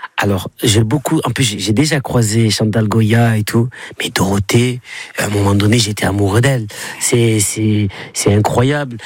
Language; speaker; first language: French; native; French